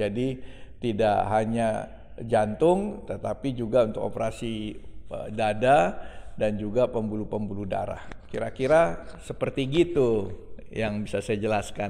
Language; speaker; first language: Indonesian; native; Indonesian